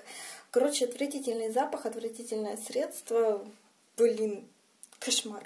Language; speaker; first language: Russian; native; Russian